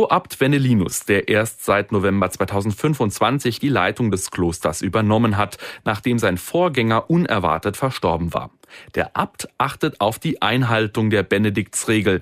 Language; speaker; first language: German; native; German